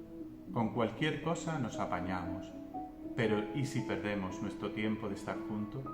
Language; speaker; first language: Spanish; native; Spanish